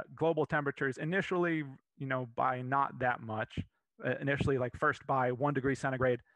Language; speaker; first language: English; native; English